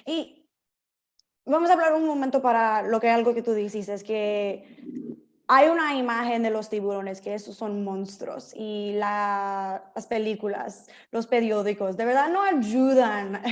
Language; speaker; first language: Spanish; early bilingual, heritage; Spanish